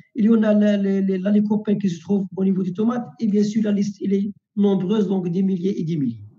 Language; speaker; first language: French; non-native, local second language; Arabic